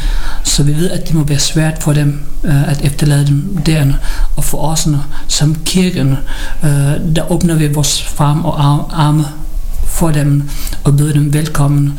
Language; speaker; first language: Danish; non-native, learner; Filipino